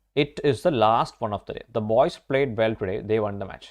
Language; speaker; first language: English; non-native, local second language; Malayalam